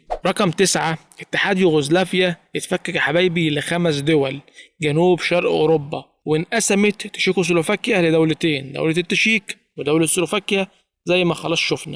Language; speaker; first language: Arabic; native; Arabic